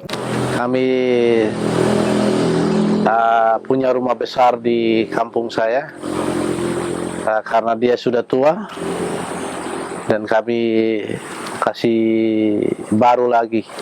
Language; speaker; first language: Indonesian; non-native, local second language; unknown